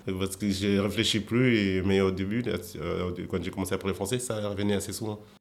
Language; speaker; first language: French; non-native, fluent; Portuguese